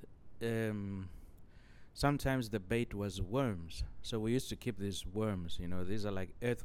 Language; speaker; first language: English; non-native, local second language; Shona